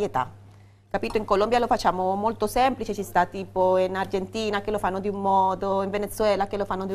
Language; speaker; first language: Italian; non-native, fluent; Spanish